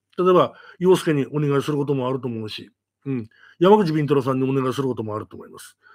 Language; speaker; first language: Japanese; native; Japanese